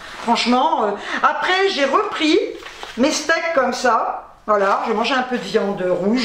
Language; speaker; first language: French; native; French